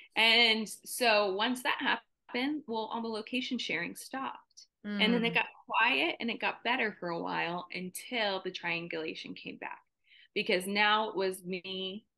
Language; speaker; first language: English; native; English